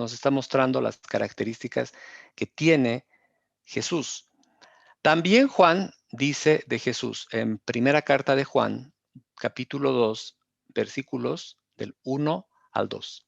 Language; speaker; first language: Spanish; native; Spanish